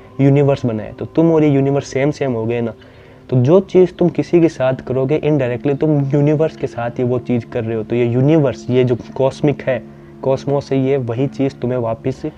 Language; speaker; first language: Hindi; native; Hindi